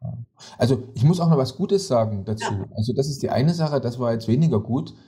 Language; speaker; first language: German; native; German